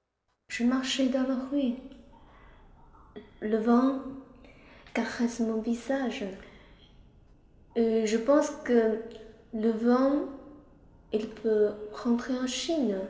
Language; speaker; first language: French; non-native, learner; Chinese